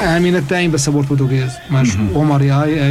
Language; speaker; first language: Portuguese; non-native, learner; Arabic